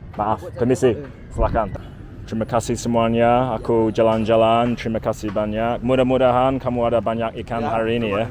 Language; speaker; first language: Indonesian; non-native, learner; English